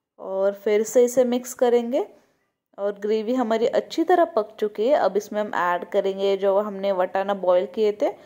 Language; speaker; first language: Hindi; non-native, local second language; Marathi